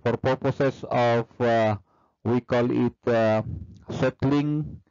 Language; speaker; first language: English; non-native, local second language; Filipino